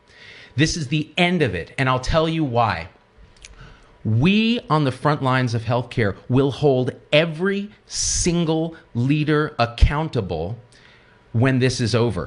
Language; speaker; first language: English; native; English